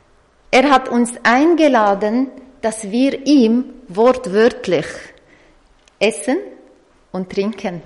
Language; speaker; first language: German; non-native, fluent; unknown